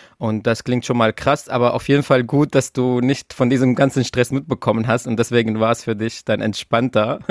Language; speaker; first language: German; non-native, fluent; Arabic